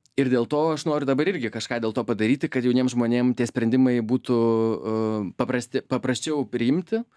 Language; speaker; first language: Lithuanian; native; Lithuanian